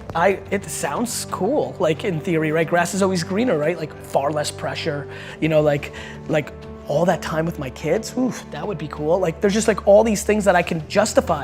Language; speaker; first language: English; early bilingual, other home language; Russian